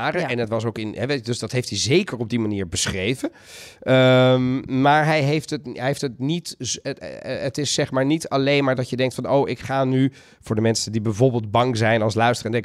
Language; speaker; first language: Dutch; native; Dutch